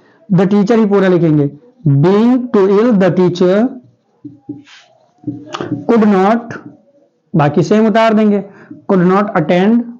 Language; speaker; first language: Hindi; native; Hindi